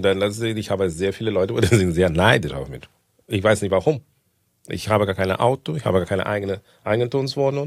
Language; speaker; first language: German; non-native, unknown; Portuguese